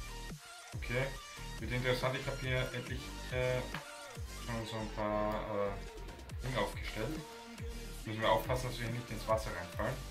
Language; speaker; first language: German; native; German